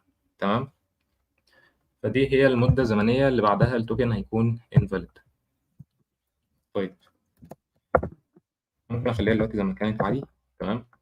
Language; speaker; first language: Arabic; native; Arabic